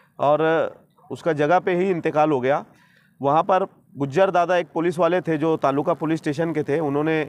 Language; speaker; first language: Hindi; non-native, local second language; Urdu